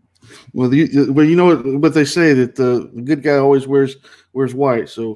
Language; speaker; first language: English; native; English